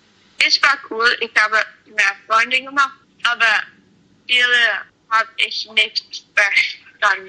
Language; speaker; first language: German; non-native, learner; English